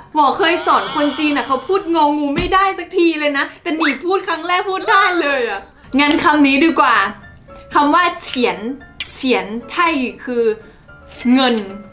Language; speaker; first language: Thai; native; Thai